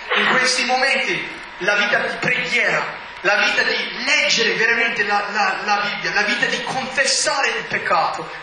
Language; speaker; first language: Italian; non-native, fluent; English